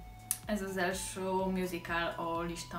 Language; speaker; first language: Hungarian; non-native, learner; Polish